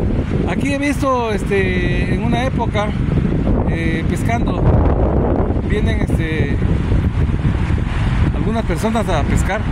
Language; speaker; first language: Spanish; native; Spanish